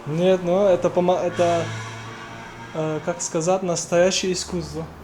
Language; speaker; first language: Russian; non-native, learner; French